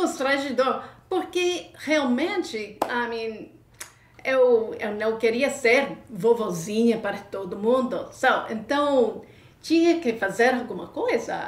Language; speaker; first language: Portuguese; non-native, fluent; English